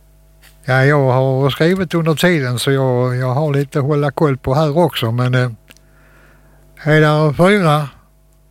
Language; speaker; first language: Swedish; native; Swedish